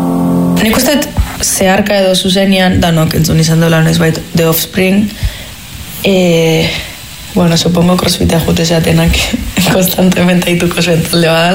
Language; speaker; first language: Basque; native; Basque